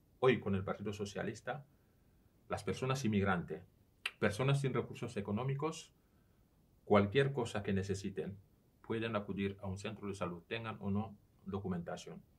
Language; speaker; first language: Spanish; non-native, fluent; Serer